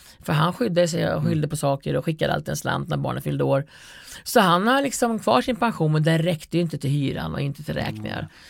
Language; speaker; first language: Swedish; native; Swedish